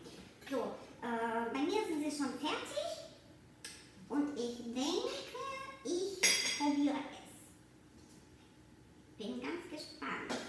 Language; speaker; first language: German; non-native, fluent; Russian